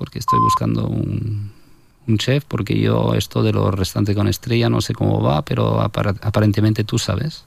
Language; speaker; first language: Spanish; non-native, fluent; French